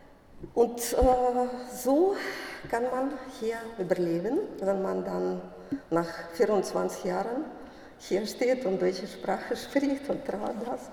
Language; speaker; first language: German; non-native, fluent; Russian